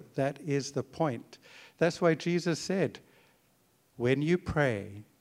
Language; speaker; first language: English; native; English